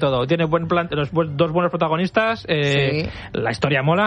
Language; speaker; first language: Spanish; native; Spanish